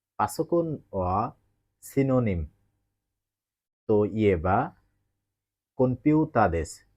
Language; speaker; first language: Japanese; non-native, learner; Bangla